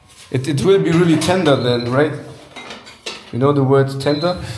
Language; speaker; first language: English; non-native, fluent; German